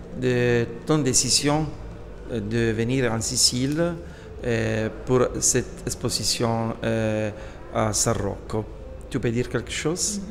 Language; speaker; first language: French; non-native, learner; Italian